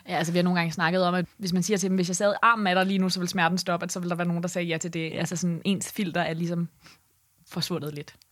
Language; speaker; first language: Danish; native; Danish